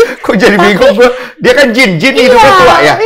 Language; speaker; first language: Indonesian; native; Indonesian